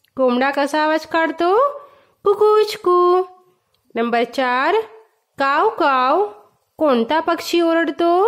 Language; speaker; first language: Marathi; non-native, local second language; Hindi